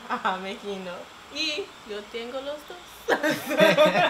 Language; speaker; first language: Spanish; non-native, learner; English